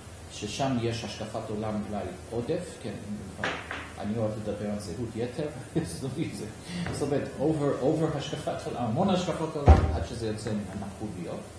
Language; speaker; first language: Hebrew; native; Hebrew